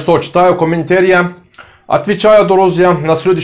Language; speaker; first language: Russian; non-native, learner; Turkish